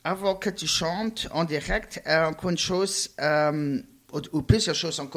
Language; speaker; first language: French; non-native, learner; Luxembourgish